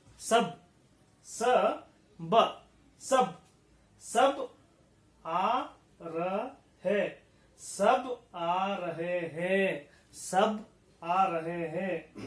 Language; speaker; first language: Hindi; non-native, local second language; Kannada